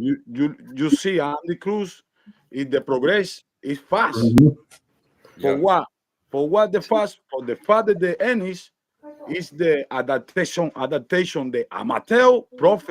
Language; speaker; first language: English; non-native, learner; Spanish